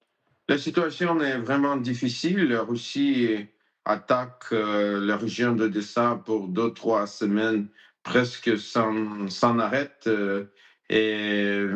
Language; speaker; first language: French; non-native, learner; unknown